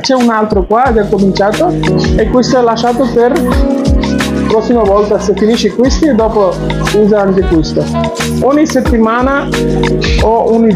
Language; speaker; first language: Italian; non-native, learner; Bangla